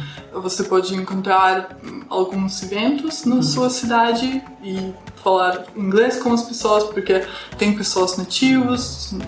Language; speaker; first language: Portuguese; non-native, fluent; Russian